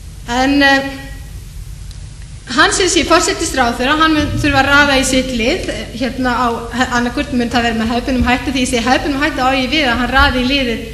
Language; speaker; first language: Icelandic; native; Icelandic